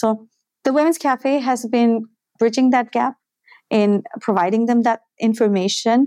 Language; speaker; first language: English; non-native, local second language; Bangla